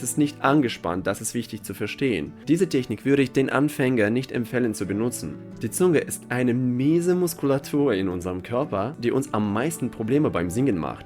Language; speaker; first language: German; non-native, fluent; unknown